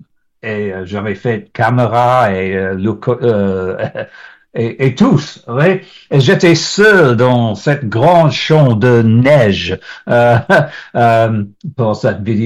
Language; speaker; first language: French; non-native, learner; English